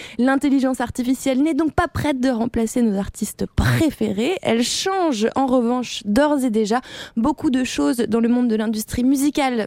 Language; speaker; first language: French; native; French